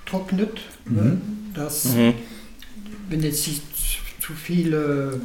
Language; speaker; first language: German; non-native, learner; French